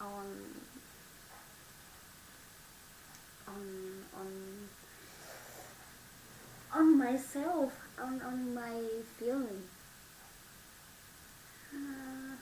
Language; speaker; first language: English; non-native, learner; Vietnamese